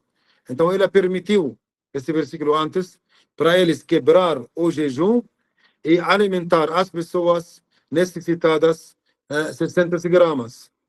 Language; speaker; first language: Portuguese; non-native, fluent; Arabic